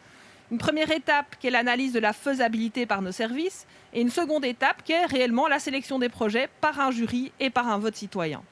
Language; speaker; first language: French; native; French